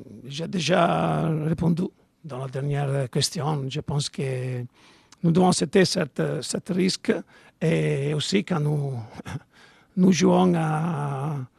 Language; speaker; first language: French; non-native, fluent; Italian